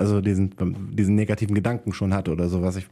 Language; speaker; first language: German; native; German